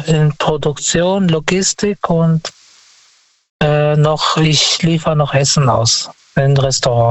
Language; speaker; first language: German; non-native, fluent; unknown